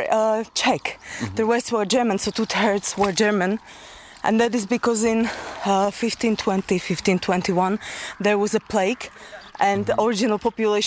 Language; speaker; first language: English; non-native, fluent; Slovak